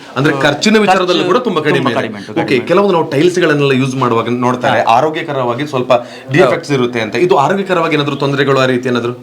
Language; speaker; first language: Kannada; native; Kannada